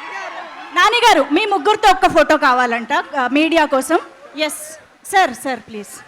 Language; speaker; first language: Telugu; native; Telugu